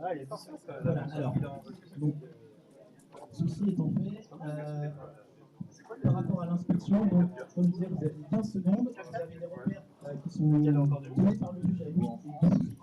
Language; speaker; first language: French; native; French